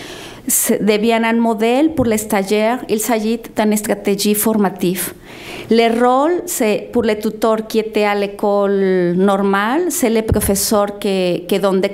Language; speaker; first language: French; non-native, fluent; Spanish